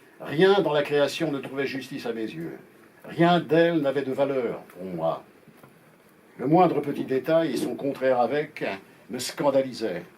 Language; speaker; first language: French; native; French